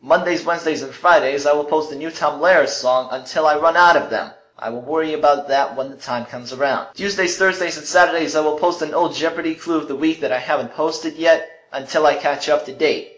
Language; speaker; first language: English; early bilingual, other home language; Russian